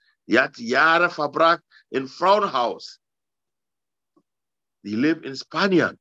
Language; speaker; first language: German; non-native, learner; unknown